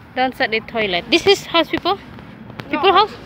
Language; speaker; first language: English; non-native, learner; Indonesian